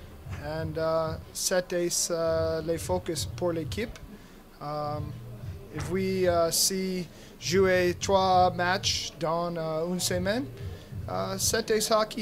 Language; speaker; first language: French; non-native, learner; English